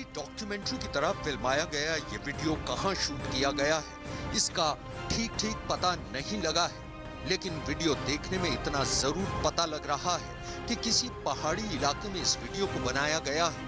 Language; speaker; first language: Hindi; native; Hindi